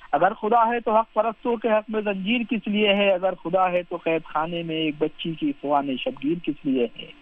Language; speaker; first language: Urdu; native; Urdu